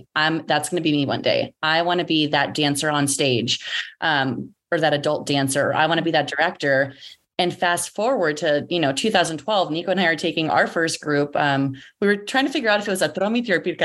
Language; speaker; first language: English; early bilingual, other home language; Greek